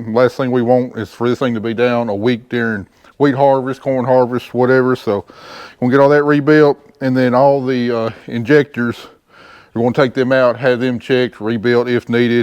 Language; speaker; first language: English; native; English